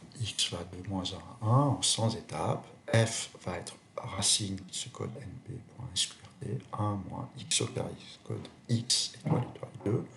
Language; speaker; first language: French; native; French